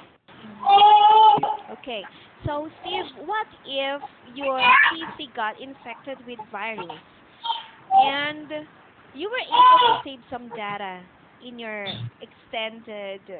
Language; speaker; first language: English; non-native, local second language; Filipino